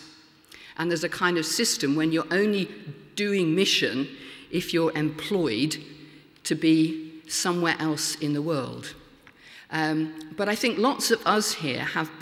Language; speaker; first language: English; native; English